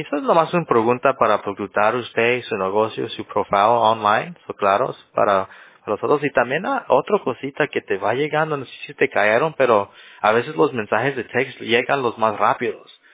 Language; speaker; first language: Spanish; native; Spanish